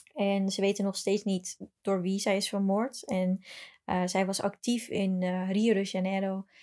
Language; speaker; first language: Dutch; early bilingual, other home language; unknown